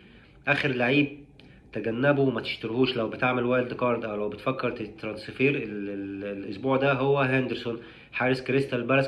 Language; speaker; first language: Arabic; native; Arabic